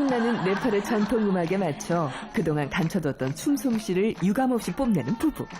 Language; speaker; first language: Korean; native; Korean